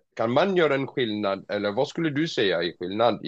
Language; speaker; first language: Swedish; non-native, fluent; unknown